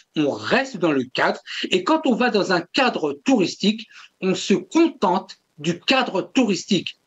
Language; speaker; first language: French; non-native, local second language; Kabyle